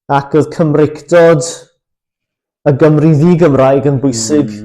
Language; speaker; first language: Welsh; native; Welsh